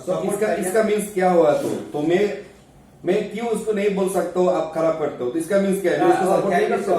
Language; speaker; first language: Hindi; non-native, learner; Bangla